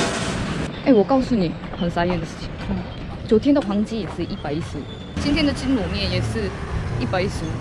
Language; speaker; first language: Chinese; non-native, fluent; Korean